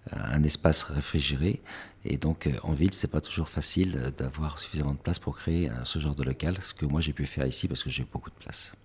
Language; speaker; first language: French; native; French